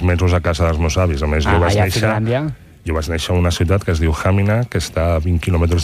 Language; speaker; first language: Catalan; non-native, local second language; Spanish